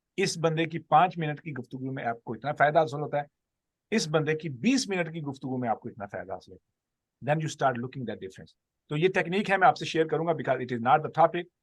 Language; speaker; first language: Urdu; non-native, local second language; Punjabi